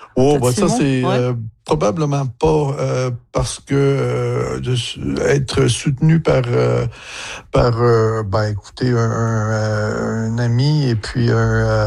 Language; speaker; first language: French; native; French